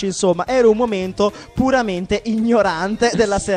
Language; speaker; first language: Italian; native; Italian